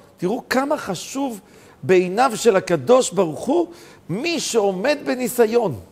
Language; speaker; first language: Hebrew; native; Hebrew